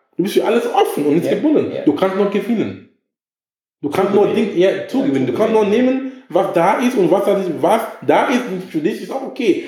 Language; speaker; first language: German; non-native, fluent; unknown